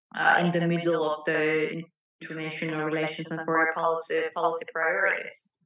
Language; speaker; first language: English; non-native, fluent; Georgian